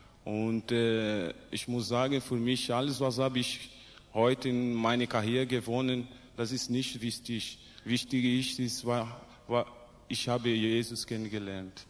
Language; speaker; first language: German; non-native, learner; Portuguese